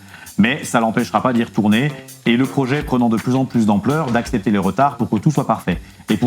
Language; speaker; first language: French; native; French